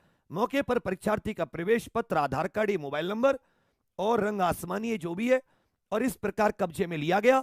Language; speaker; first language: Hindi; native; Hindi